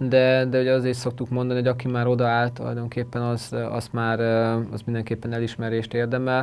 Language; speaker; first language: Hungarian; native; Hungarian